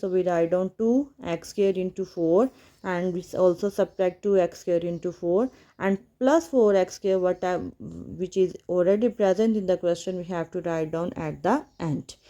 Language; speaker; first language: English; non-native, local second language; Urdu